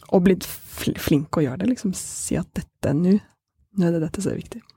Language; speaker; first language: Norwegian; native; Norwegian